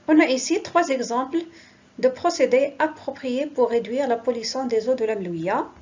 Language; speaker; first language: French; non-native, local second language; Arabic